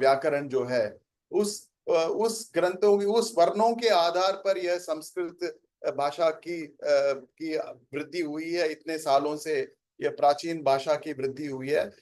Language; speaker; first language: Hindi; non-native, local second language; Tamil